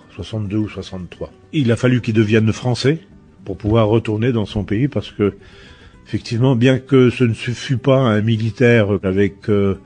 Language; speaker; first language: French; native; French